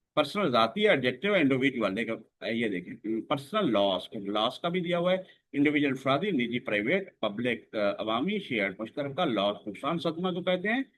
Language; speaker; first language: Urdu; non-native, local second language; Saraiki